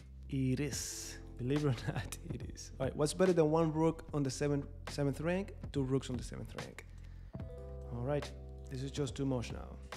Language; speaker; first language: English; non-native, fluent; Spanish